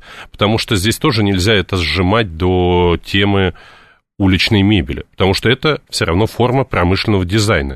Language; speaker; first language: Russian; native; Russian